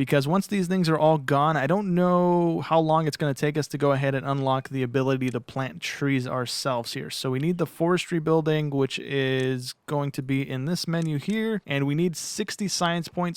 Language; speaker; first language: English; native; English